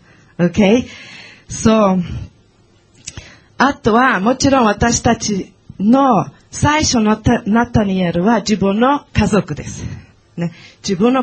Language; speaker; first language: Japanese; non-native, learner; Portuguese